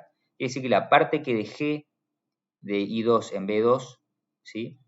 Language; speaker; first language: Spanish; native; Spanish